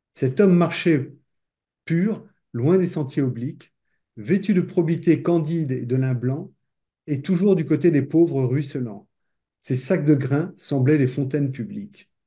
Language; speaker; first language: French; native; French